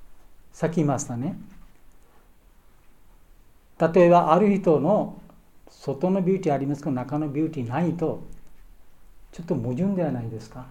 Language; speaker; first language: Japanese; non-native, learner; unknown